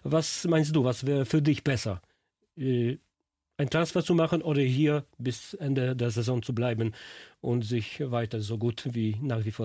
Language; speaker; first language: German; non-native, learner; Polish